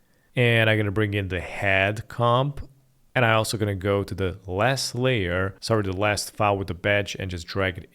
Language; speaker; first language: English; non-native, fluent; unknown